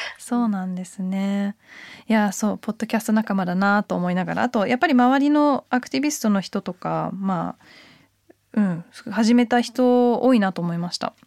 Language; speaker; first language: Japanese; early bilingual, heritage; Japanese